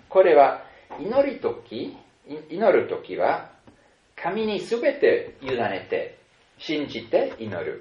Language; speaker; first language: Japanese; non-native, fluent; German